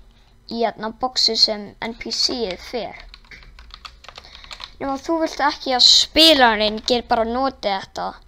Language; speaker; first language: Icelandic; non-native, learner; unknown